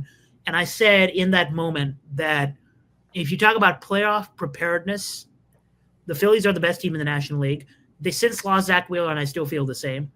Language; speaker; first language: English; native; English